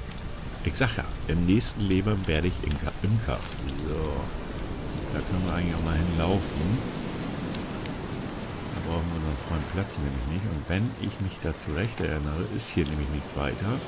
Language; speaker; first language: German; native; German